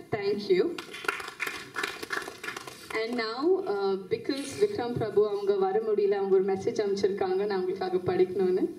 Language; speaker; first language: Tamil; non-native, fluent; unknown